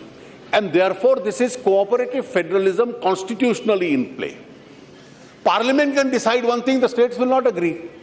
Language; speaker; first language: English; non-native, local second language; Hindi